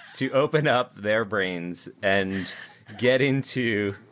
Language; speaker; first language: English; native; English